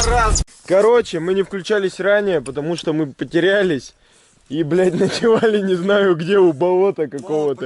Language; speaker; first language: Russian; native; Russian